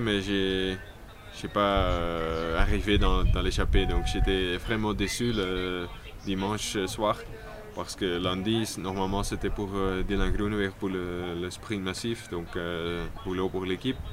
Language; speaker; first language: French; non-native, local second language; Dutch